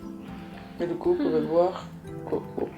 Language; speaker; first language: French; non-native, learner; Indonesian